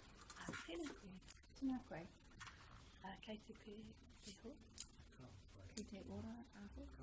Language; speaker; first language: Māori; non-native, learner; English